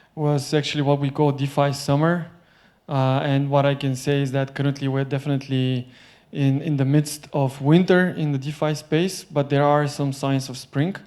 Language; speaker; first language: English; non-native, fluent; Bulgarian